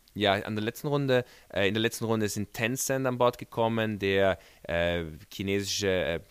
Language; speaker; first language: German; native; German